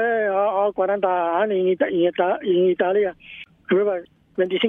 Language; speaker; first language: Italian; non-native, learner; Vietnamese